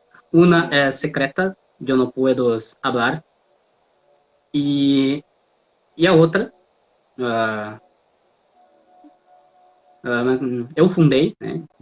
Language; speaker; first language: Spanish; non-native, learner; Portuguese